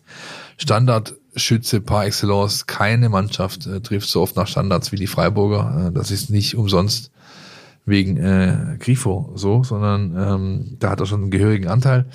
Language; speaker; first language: German; native; German